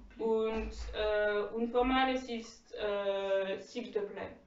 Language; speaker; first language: German; non-native, learner; French